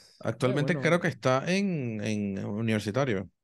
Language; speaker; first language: Spanish; native; Spanish